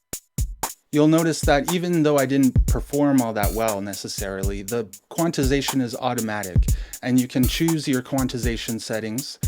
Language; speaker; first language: English; native; English